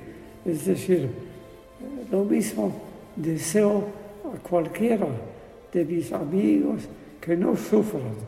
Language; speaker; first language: Spanish; non-native, fluent; Polish